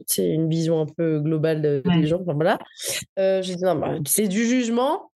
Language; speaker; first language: French; non-native, local second language; Morisyen